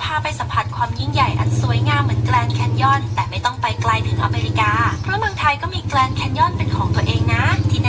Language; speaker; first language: Thai; native; Thai